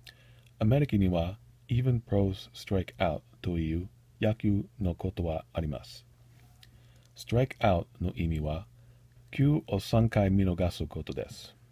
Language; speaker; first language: Japanese; non-native, learner; English